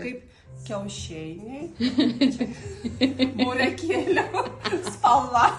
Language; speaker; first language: Lithuanian; non-native, learner; Russian